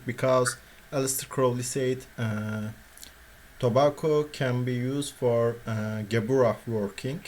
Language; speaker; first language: English; non-native, learner; Turkish